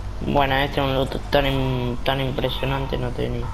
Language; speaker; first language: Spanish; native; Spanish